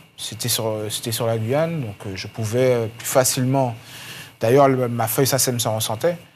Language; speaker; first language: French; native; French